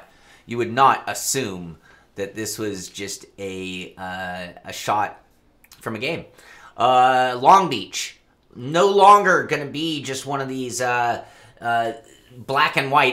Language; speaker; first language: English; native; English